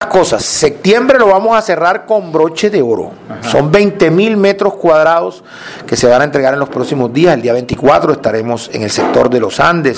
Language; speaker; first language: Spanish; native; Spanish